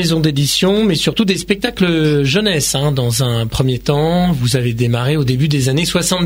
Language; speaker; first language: French; native; French